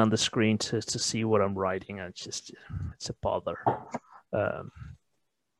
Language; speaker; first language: English; non-native, fluent; Danish